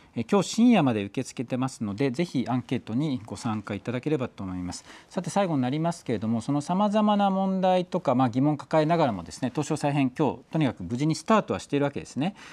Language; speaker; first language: Japanese; native; Japanese